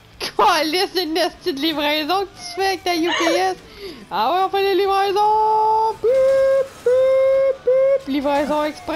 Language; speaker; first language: French; native; French